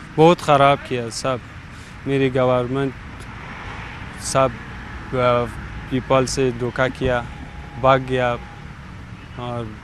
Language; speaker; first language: Hindi; non-native, learner; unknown